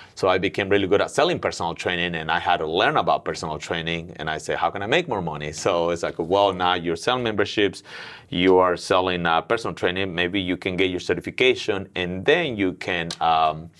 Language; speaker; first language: English; non-native, fluent; Spanish